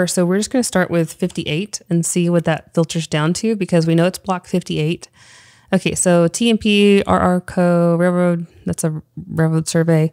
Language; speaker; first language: English; native; English